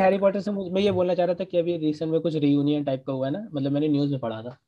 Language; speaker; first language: Hindi; native; Hindi